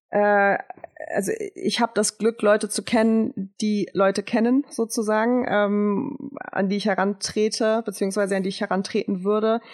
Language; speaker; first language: German; early bilingual, other home language; Turkish